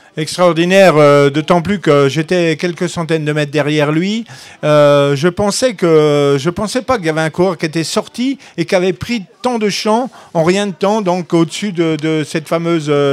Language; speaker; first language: French; native; French